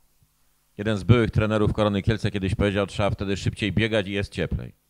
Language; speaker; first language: Polish; native; Polish